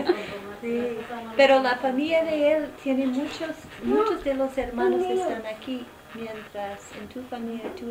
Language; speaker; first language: Spanish; non-native, fluent; English